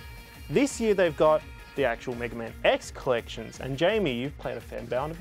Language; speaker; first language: English; native; English